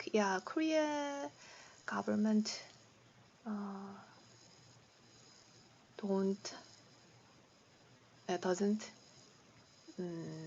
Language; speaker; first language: English; non-native, learner; Korean